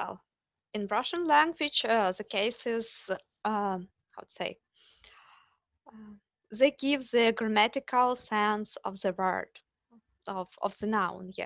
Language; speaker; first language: English; non-native, fluent; Ukrainian